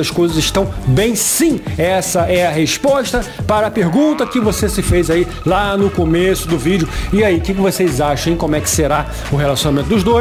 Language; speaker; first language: Portuguese; native; Portuguese